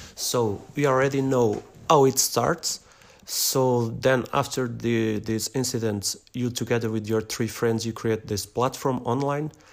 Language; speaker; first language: English; non-native, fluent; Portuguese